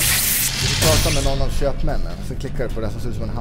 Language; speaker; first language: Swedish; native; Swedish